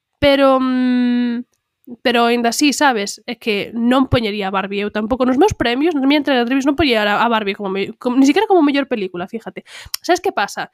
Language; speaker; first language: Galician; non-native, local second language; Spanish